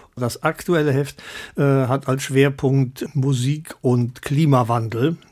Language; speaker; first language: German; native; German